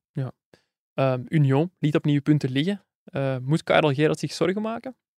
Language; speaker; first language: Dutch; native; Dutch